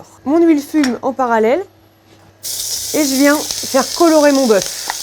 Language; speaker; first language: French; native; French